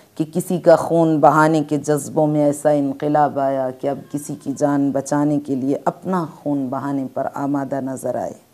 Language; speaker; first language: Urdu; native; Urdu